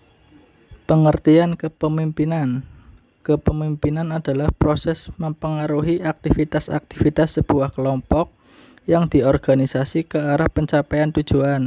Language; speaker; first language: Indonesian; native; Indonesian